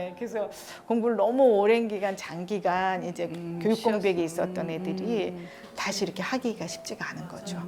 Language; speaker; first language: Korean; native; Korean